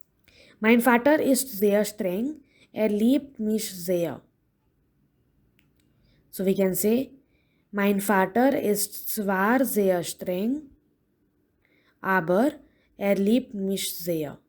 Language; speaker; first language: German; non-native, fluent; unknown